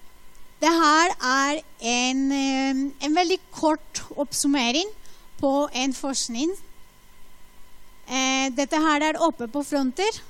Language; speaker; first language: Norwegian; non-native, fluent; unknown